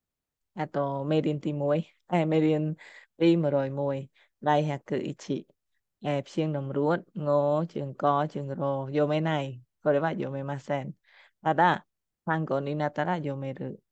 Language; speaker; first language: Japanese; non-native, fluent; Khmer